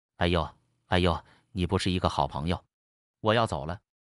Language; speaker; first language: Chinese; non-native, learner; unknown